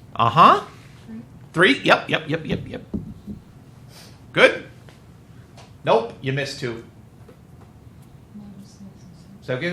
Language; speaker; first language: English; native; English